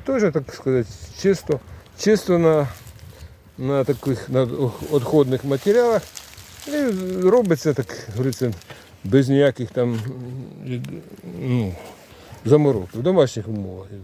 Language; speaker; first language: Ukrainian; native; Ukrainian